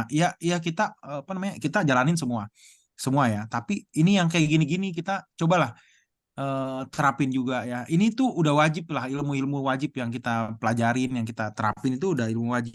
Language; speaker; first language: Indonesian; native; Indonesian